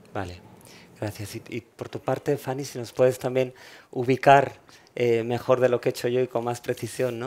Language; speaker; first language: Spanish; native; Spanish